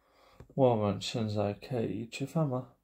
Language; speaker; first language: Chinese; non-native, learner; English